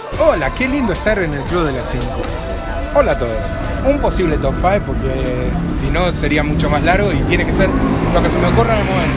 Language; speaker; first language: Spanish; native; Spanish